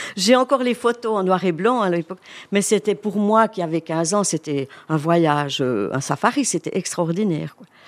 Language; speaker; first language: French; native; French